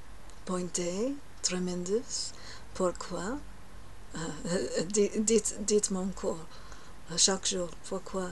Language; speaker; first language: French; non-native, learner; English